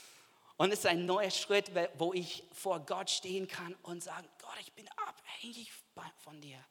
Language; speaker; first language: German; non-native, fluent; English